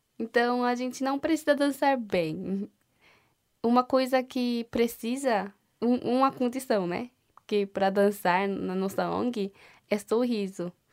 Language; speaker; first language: Portuguese; non-native, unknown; Korean